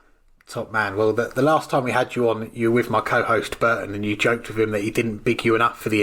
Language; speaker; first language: English; native; English